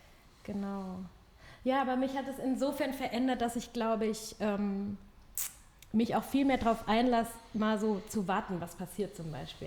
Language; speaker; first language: German; native; German